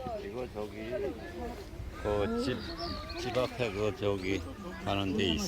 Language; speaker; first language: Korean; native; Korean